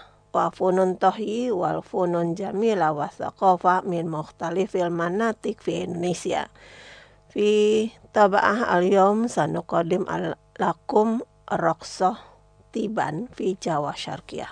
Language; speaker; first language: Arabic; non-native, learner; Indonesian